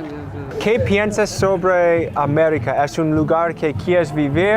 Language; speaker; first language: Spanish; non-native, learner; English